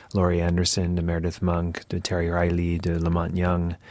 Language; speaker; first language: French; non-native, fluent; English